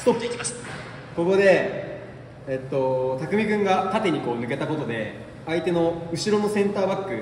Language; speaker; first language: Japanese; native; Japanese